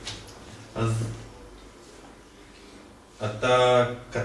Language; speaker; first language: Hebrew; non-native, fluent; Serbian